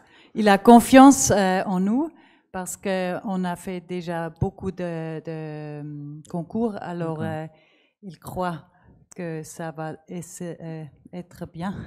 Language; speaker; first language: French; non-native, learner; German